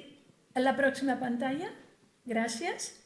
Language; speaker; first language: Spanish; non-native, fluent; Greek